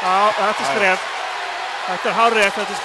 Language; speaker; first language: Icelandic; native; Icelandic